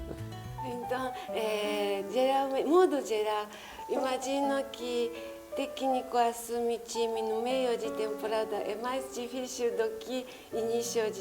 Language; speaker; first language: Portuguese; non-native, learner; Japanese